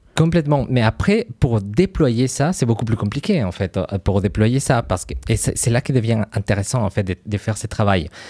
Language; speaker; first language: French; non-native, fluent; Spanish